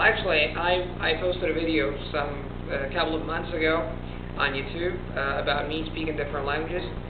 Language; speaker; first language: English; non-native, fluent; Italian